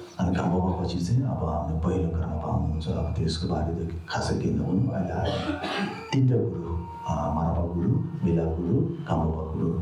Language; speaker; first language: Nepali; non-native, local second language; Tibetan